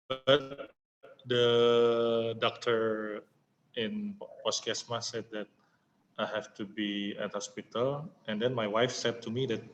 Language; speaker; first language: English; non-native, learner; Indonesian